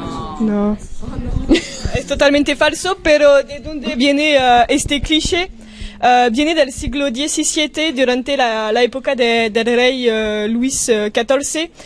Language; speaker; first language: Spanish; non-native, learner; French